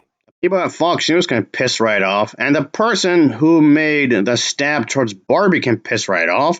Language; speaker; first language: English; native; English